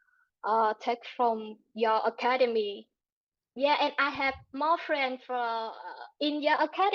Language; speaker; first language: English; non-native, learner; Vietnamese